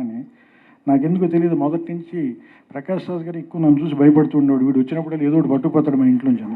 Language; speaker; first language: Telugu; native; Telugu